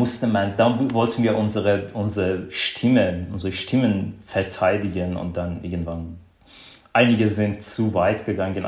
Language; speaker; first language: German; non-native, fluent; Persian